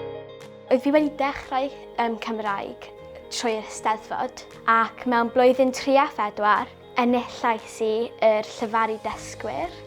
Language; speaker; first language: Welsh; non-native, local second language; English